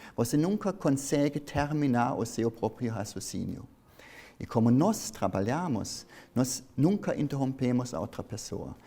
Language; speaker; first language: Portuguese; non-native, fluent; German